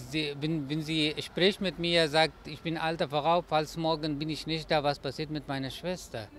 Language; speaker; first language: German; non-native, learner; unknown